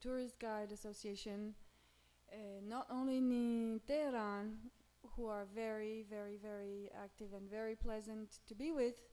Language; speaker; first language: English; non-native, fluent; Romanian